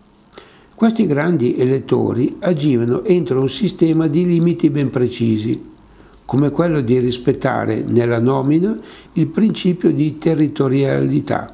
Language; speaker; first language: Italian; native; Italian